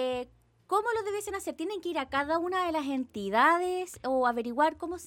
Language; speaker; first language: Spanish; native; Spanish